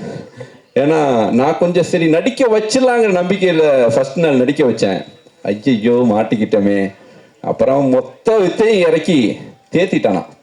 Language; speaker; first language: Tamil; native; Tamil